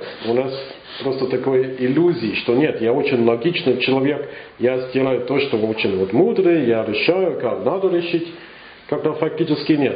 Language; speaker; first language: Russian; non-native, learner; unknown